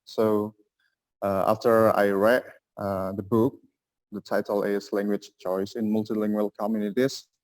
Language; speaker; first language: English; non-native, learner; Indonesian